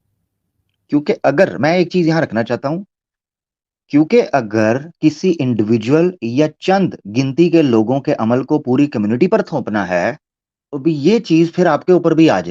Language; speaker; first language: Hindi; native; Hindi